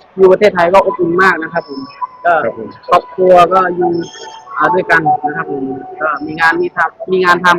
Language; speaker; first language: Thai; non-native, fluent; Khmer